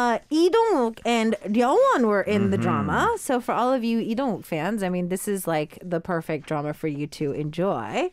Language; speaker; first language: English; early bilingual, other home language; Korean